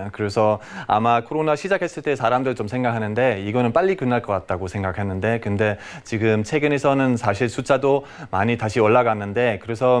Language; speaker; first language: Korean; non-native, fluent; German